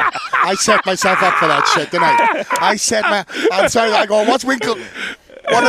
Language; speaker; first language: English; native; English